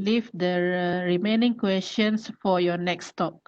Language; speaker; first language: English; non-native, fluent; Malay